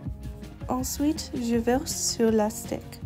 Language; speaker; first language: French; non-native, learner; English